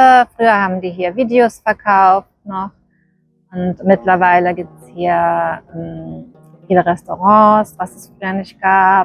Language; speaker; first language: German; early bilingual, other home language; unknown